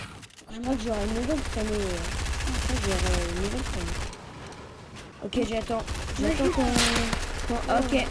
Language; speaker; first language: French; native; French